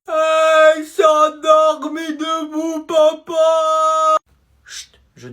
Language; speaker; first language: French; native; French